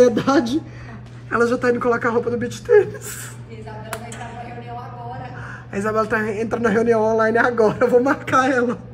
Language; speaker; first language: Portuguese; native; Portuguese